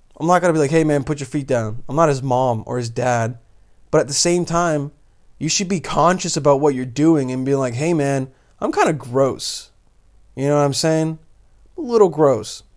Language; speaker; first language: English; early bilingual, other home language; Bosnian